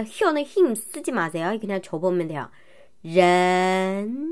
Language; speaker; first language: Korean; non-native, fluent; Chinese